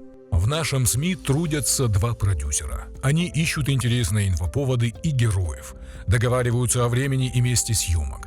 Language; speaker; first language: Russian; native; Russian